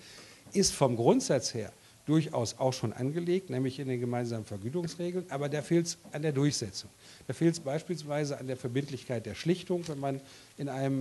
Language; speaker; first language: German; native; German